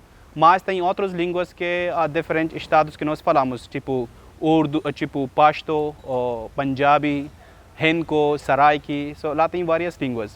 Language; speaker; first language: Portuguese; non-native, learner; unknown